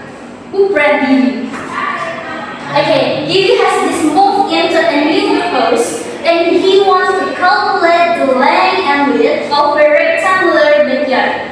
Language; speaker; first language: English; non-native, learner; Indonesian